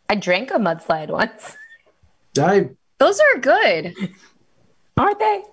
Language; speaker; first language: English; native; English